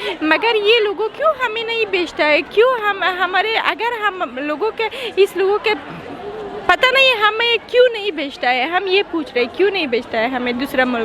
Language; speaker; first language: Hindi; non-native, learner; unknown